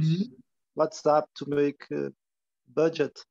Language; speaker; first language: English; non-native, learner; Portuguese